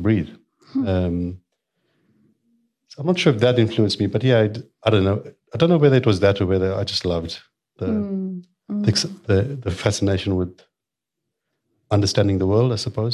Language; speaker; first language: English; native; English